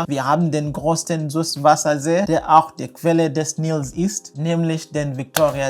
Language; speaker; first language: German; non-native, fluent; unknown